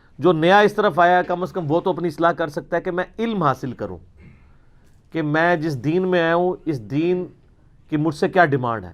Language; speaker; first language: Urdu; non-native, local second language; Punjabi